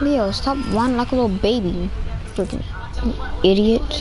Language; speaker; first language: English; native; English